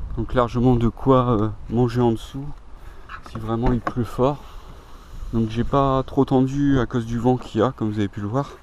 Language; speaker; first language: French; native; French